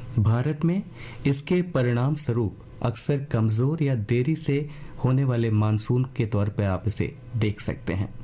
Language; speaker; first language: Hindi; native; Hindi